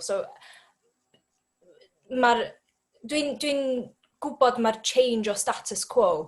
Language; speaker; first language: Welsh; non-native, learner; English